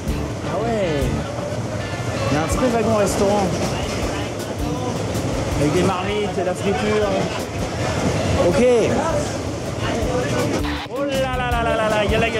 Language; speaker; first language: French; native; French